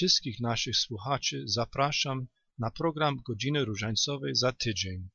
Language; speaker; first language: Polish; native; Polish